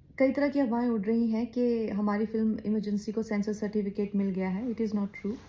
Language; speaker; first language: Hindi; native; Hindi